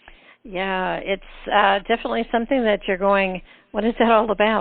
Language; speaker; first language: English; native; English